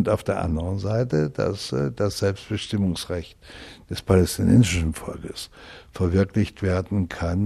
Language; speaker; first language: German; native; German